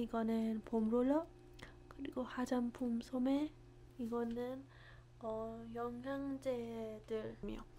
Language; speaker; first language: Korean; non-native, fluent; Persian